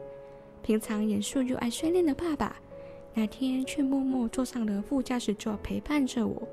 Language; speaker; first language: Chinese; native; Chinese